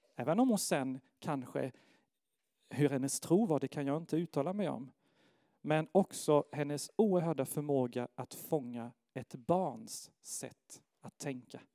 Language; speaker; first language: Swedish; non-native, fluent; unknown